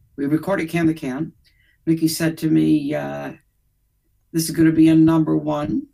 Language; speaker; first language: English; native; English